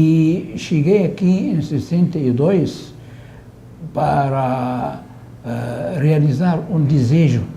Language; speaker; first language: Portuguese; non-native, fluent; Arabic